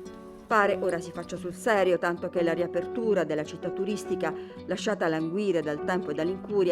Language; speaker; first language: Italian; native; Italian